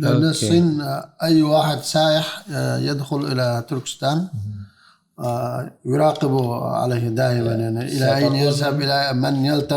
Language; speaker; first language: Arabic; non-native, fluent; Uyghur